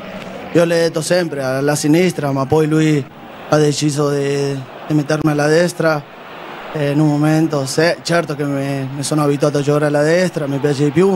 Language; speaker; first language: Italian; non-native, fluent; Spanish